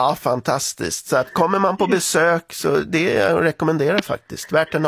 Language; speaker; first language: Swedish; native; Swedish